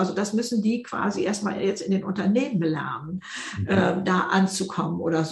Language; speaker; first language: German; native; German